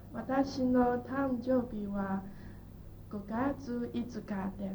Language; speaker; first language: Japanese; non-native, learner; English